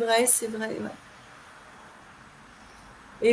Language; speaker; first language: French; native; French